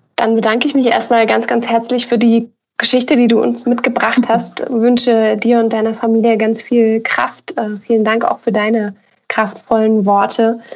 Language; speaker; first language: German; native; German